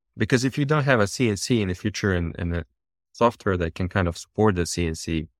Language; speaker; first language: English; non-native, fluent; Bosnian